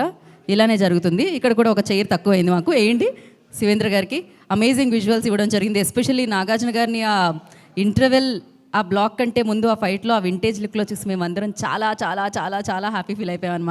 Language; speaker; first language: Telugu; native; Telugu